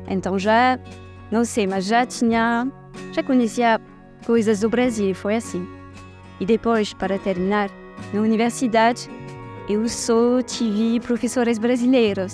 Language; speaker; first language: Portuguese; non-native, fluent; French